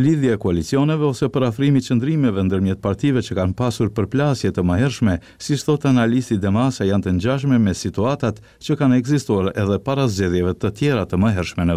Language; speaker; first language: Albanian; native; Albanian